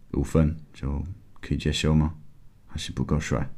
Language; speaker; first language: Chinese; non-native, fluent; English